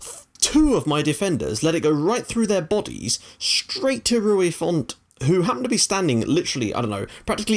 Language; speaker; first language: English; native; English